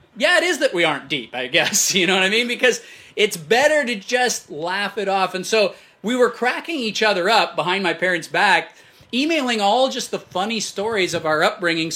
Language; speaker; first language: English; native; English